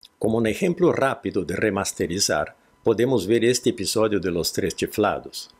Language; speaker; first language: Spanish; non-native, fluent; Portuguese